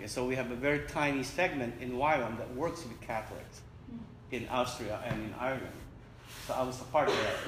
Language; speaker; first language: English; non-native, local second language; Filipino